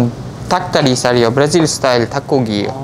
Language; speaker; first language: Korean; non-native, fluent; Portuguese